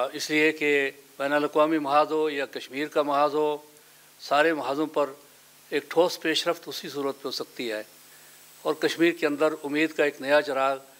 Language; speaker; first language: Urdu; non-native, local second language; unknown